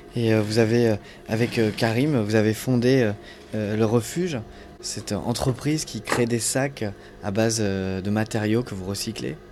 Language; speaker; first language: French; native; French